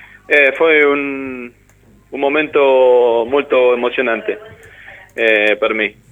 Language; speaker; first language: Italian; non-native, learner; Spanish